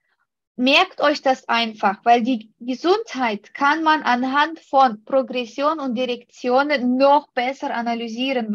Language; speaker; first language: German; non-native, fluent; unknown